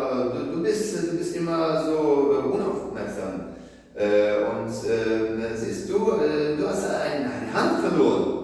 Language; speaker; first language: German; non-native, fluent; Italian